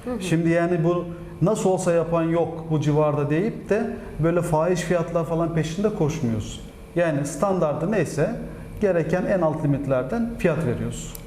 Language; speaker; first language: Turkish; early bilingual, heritage; Turkish